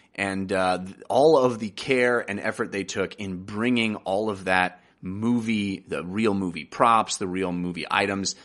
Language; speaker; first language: English; native; English